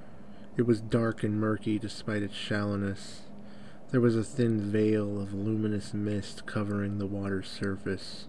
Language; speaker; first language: English; native; English